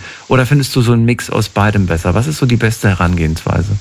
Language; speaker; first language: German; native; German